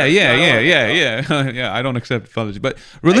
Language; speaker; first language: English; native; English